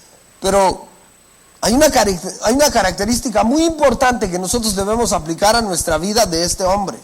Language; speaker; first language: Spanish; native; Spanish